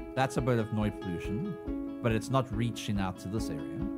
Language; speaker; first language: English; native; English